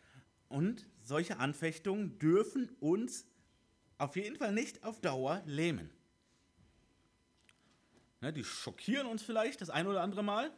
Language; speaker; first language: German; native; German